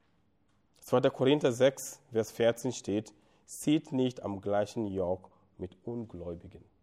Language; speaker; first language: German; non-native, fluent; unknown